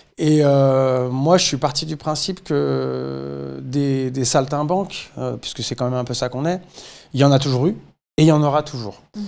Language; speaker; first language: French; native; French